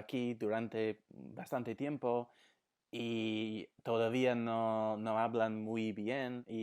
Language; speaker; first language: Spanish; non-native, fluent; English